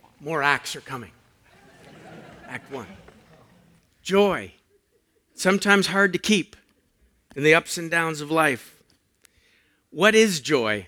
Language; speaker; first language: English; native; English